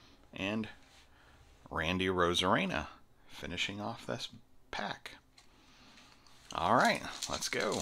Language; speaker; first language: English; native; English